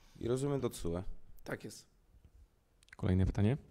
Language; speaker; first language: Polish; native; Polish